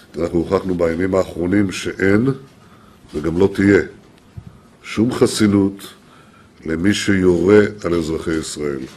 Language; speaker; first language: Hebrew; native; Hebrew